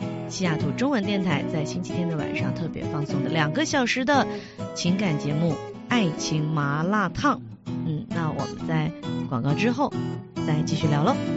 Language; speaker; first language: Chinese; native; Chinese